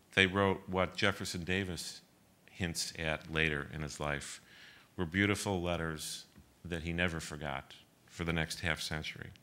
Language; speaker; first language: English; native; English